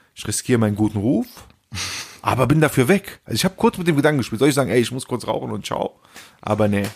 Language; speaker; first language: German; native; German